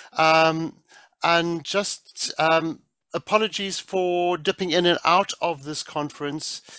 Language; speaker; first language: English; native; English